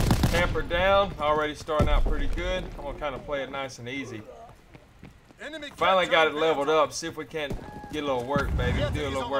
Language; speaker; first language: English; native; English